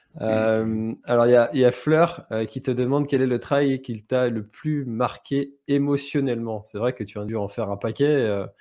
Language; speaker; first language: French; native; French